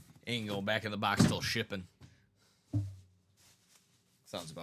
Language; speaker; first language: English; native; English